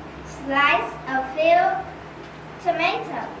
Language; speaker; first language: English; non-native, learner; Vietnamese